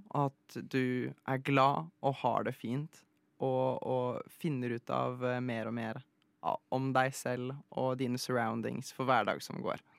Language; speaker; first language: Norwegian; early bilingual, other home language; Polish